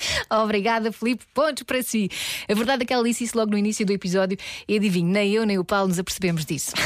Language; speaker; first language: Portuguese; native; Portuguese